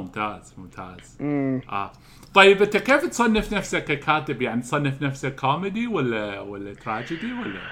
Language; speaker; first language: Arabic; native; Arabic